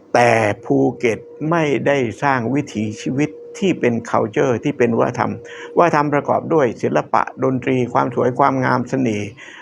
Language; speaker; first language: Thai; native; Thai